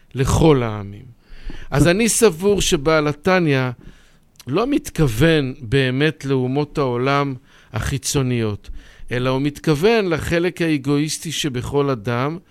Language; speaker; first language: Hebrew; native; Hebrew